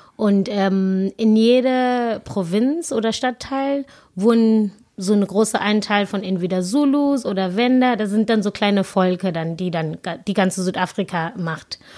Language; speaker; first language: German; non-native, fluent; Zulu